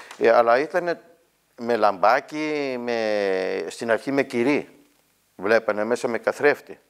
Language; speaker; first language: Greek; native; Greek